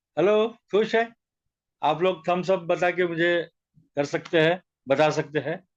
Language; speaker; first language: Hindi; non-native, local second language; Marathi